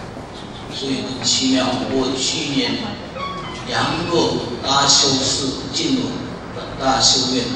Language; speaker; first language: Chinese; non-native, learner; Korean